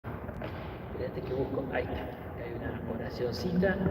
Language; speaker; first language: Spanish; native; Spanish